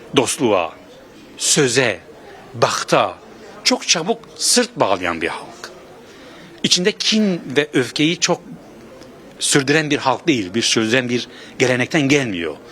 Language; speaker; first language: Turkish; non-native, local second language; Kurdish